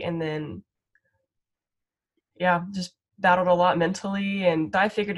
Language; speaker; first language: English; native; English